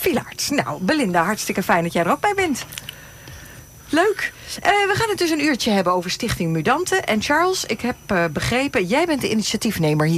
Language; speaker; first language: Dutch; native; Dutch